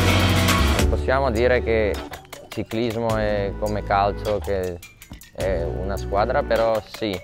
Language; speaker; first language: Italian; non-native, learner; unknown